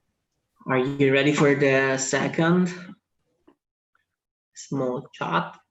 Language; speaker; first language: English; non-native, fluent; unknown